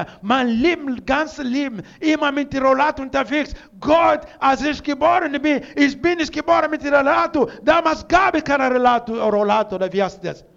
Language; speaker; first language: German; non-native, learner; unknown